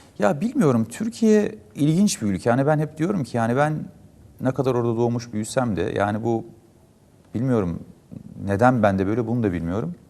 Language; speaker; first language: Turkish; early bilingual, heritage; Turkish